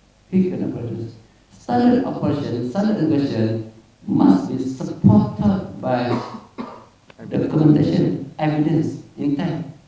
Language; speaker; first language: English; non-native, local second language; Malay